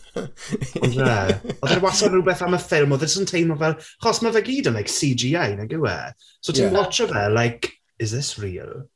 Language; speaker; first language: Welsh; native; Welsh